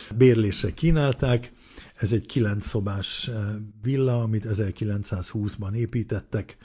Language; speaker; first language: Hungarian; early bilingual, heritage; Hungarian